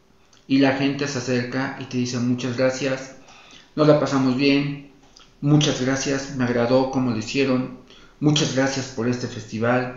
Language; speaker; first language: Spanish; native; Spanish